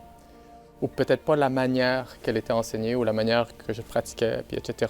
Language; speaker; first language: French; native; French